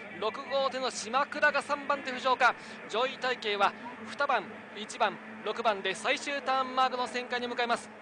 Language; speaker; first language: Japanese; native; Japanese